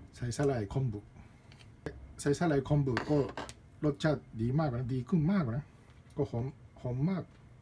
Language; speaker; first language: Thai; non-native, learner; Japanese